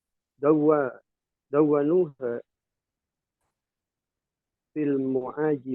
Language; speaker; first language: Arabic; non-native, learner; Indonesian